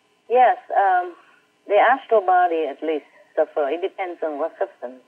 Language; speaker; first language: English; non-native, fluent; Vietnamese